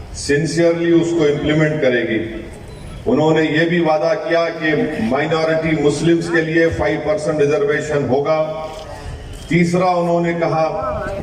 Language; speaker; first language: Urdu; native; Urdu